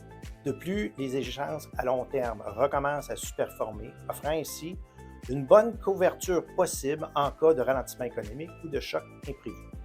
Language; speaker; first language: French; native; French